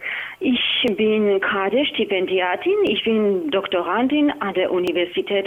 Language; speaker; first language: German; non-native, fluent; Georgian